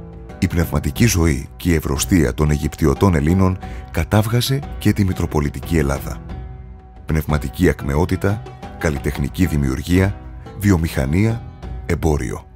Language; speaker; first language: Greek; native; Greek